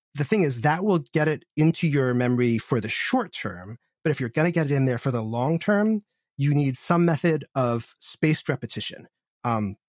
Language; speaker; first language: English; native; English